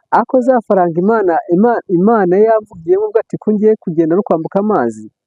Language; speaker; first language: Kinyarwanda; early bilingual, heritage; Kinyarwanda